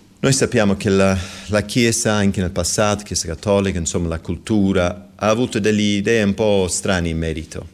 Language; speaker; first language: Italian; non-native, fluent; English